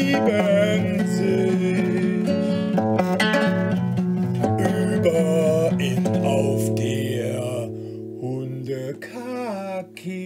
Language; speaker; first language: German; native; German